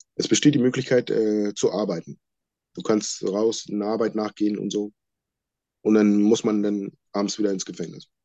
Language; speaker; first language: German; non-native, fluent; Sinhala